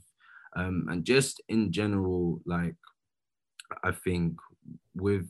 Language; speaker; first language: English; native; English